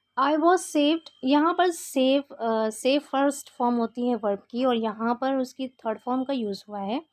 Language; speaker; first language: Hindi; native; Hindi